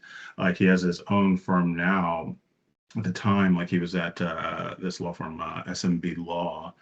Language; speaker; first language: English; native; English